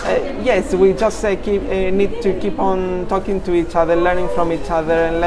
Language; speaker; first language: English; non-native, fluent; Greek